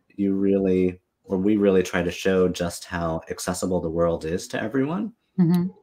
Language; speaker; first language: English; native; English